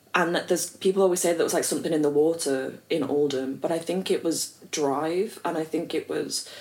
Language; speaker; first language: English; native; English